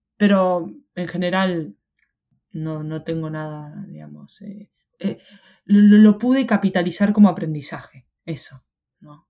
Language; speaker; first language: Spanish; native; Spanish